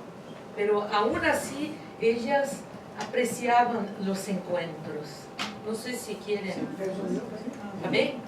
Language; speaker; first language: Spanish; non-native, fluent; Portuguese